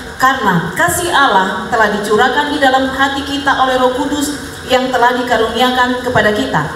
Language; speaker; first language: Indonesian; native; Indonesian